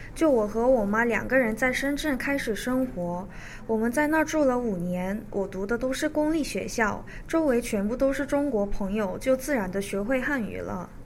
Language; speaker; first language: Chinese; early bilingual, other home language; Korean